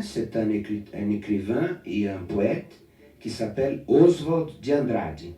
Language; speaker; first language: French; non-native, learner; Portuguese